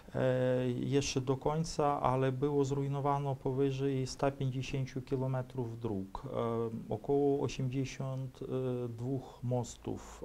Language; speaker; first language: Polish; non-native, fluent; Ukrainian